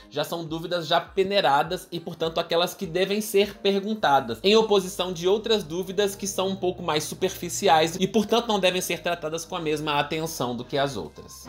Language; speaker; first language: Portuguese; native; Portuguese